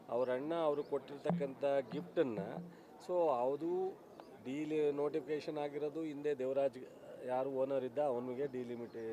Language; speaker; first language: Kannada; native; Kannada